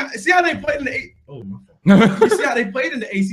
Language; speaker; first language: English; native; English